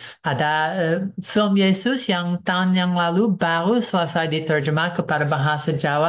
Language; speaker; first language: Indonesian; non-native, fluent; English